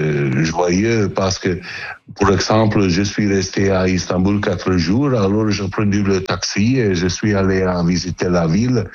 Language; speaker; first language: French; non-native, learner; Italian